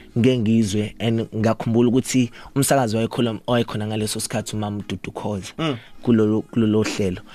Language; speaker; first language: Zulu; native; Zulu